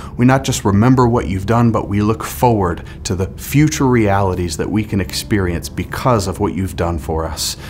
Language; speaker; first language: English; native; English